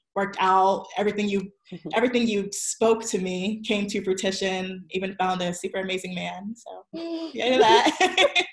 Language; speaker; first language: English; native; English